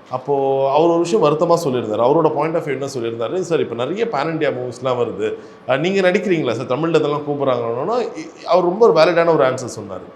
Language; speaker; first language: Tamil; native; Tamil